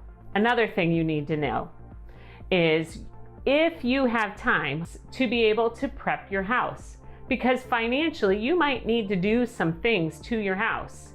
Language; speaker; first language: English; native; English